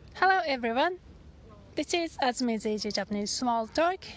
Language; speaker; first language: English; non-native, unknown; Japanese